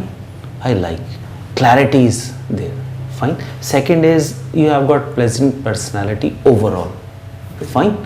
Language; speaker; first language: English; non-native, local second language; Hindi